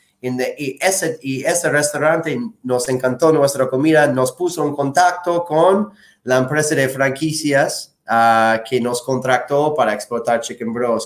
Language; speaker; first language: Spanish; non-native, fluent; English